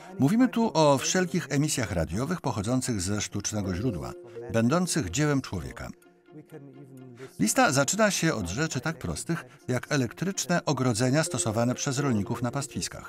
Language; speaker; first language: Polish; native; Polish